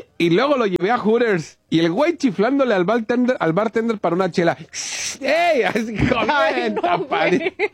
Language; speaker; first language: Spanish; native; Spanish